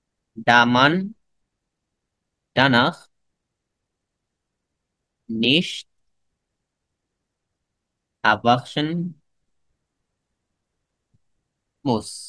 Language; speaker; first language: German; non-native, fluent; Bangla